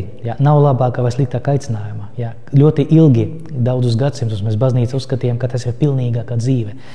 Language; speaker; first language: Latvian; non-native, local second language; Russian